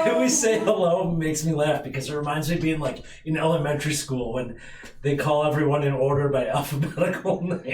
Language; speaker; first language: English; native; English